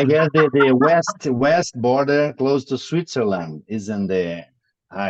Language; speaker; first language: English; non-native, learner; Portuguese